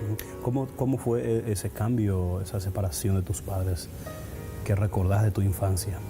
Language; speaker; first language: Spanish; native; Spanish